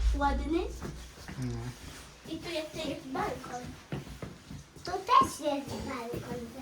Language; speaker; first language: Polish; early bilingual, other home language; English